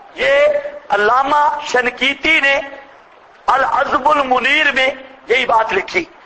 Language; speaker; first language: Urdu; non-native, local second language; Punjabi